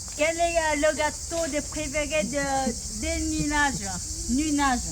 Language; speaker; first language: French; non-native, learner; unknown